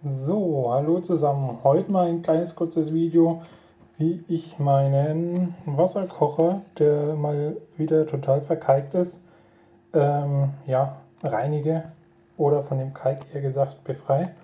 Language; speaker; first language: German; native; German